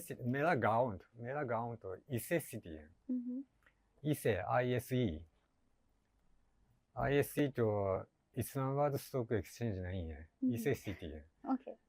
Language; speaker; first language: Hindi; non-native, learner; Japanese